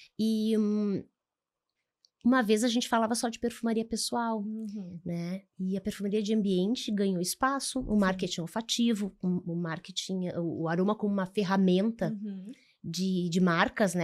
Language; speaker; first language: Portuguese; native; Portuguese